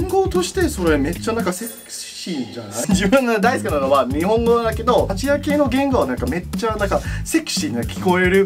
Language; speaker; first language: Japanese; non-native, fluent; English